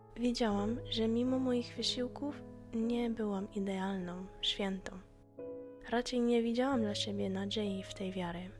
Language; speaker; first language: Polish; non-native, fluent; English